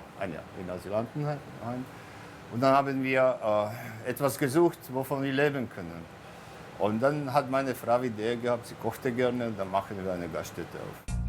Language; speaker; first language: German; non-native, fluent; Slovak